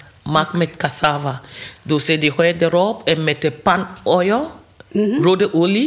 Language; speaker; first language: Dutch; non-native, learner; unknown